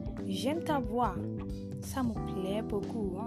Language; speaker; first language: French; non-native, learner; English